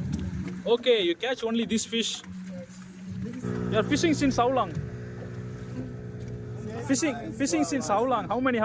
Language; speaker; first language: English; non-native, local second language; Tamil